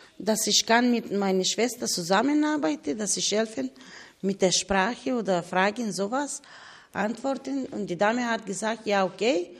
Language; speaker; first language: German; non-native, learner; Bulgarian